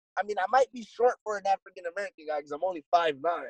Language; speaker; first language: English; native; English